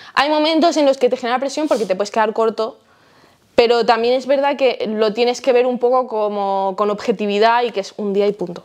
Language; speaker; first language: Spanish; early bilingual, heritage; Spanish